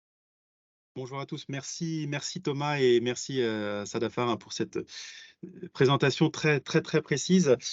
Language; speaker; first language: French; native; French